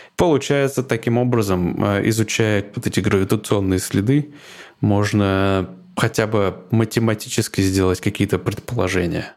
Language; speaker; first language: Russian; native; Russian